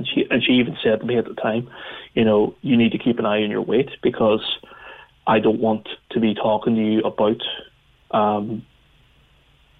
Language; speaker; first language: English; native; English